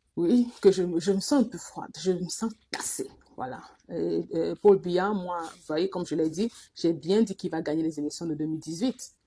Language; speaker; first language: French; non-native, local second language; Duala